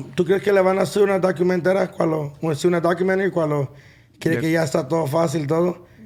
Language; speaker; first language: Spanish; early bilingual, other home language; English